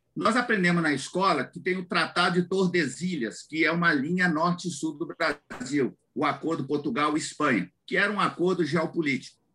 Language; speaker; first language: Portuguese; native; Portuguese